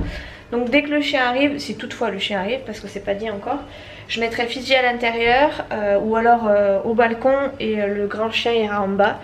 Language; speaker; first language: French; native; French